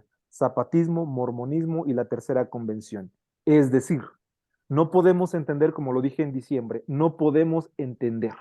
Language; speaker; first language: Spanish; native; Spanish